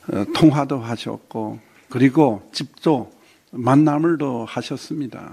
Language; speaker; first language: Korean; non-native, fluent; Chinese